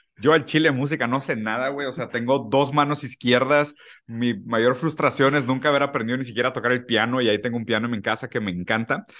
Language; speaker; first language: Spanish; early bilingual, other home language; Portuguese